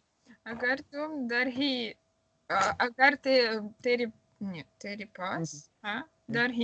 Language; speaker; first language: Hindi; non-native, learner; Russian